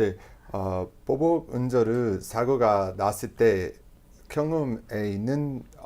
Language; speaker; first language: Korean; non-native, fluent; English